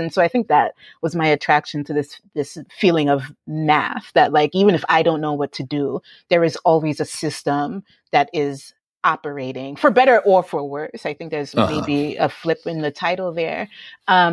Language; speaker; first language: English; native; English